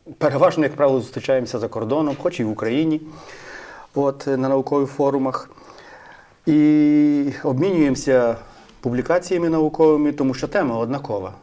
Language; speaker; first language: Ukrainian; native; Ukrainian